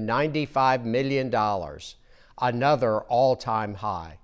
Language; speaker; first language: English; native; English